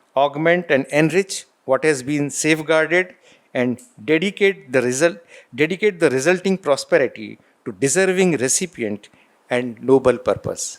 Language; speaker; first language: English; non-native, local second language; Marathi